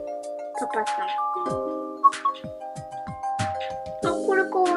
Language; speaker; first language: Japanese; native; Japanese